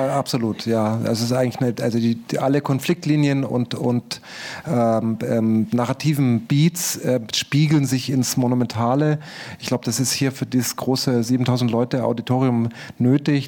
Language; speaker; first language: German; native; German